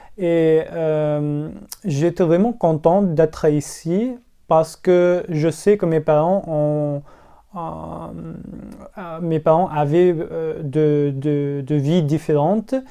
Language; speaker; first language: French; non-native, local second language; English